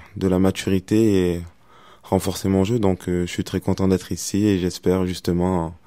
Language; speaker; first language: French; native; French